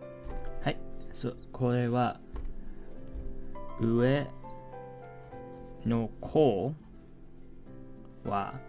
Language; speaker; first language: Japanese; non-native, learner; English